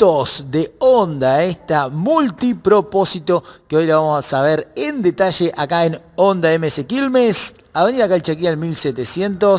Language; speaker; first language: Spanish; native; Spanish